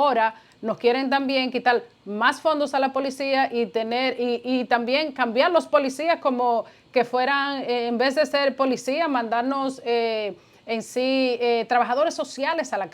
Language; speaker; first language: Spanish; native; Spanish